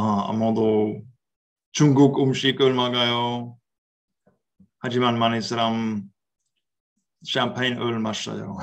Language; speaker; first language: Korean; non-native, learner; English